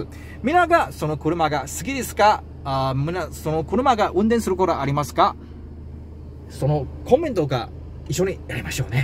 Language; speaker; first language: Japanese; non-native, learner; Chinese